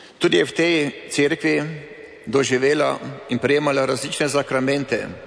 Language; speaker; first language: Slovenian; native; Slovenian